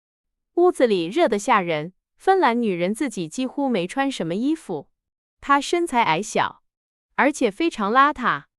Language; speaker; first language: Chinese; native; Chinese